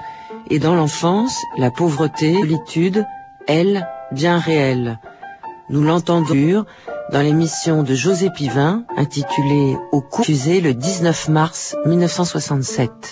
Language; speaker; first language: French; native; French